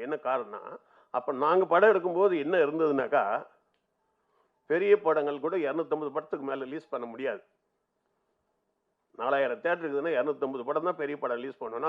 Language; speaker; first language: Tamil; native; Tamil